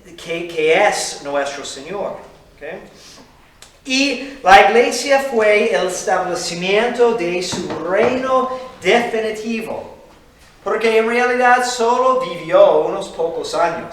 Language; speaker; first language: Spanish; non-native, fluent; English